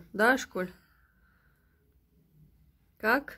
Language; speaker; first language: Russian; native; Russian